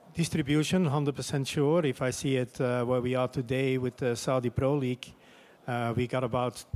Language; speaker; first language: English; non-native, fluent; Dutch